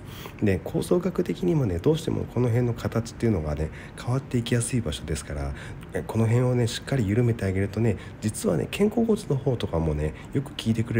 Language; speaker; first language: Japanese; native; Japanese